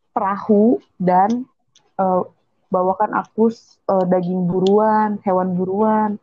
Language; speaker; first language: Indonesian; early bilingual, heritage; English